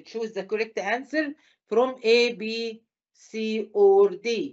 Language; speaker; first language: English; non-native, fluent; Arabic